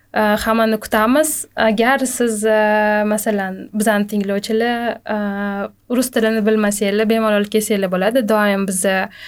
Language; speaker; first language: Uzbek; non-native, local second language; Russian